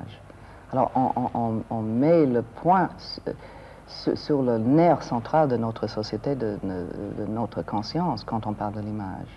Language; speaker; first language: French; non-native, fluent; English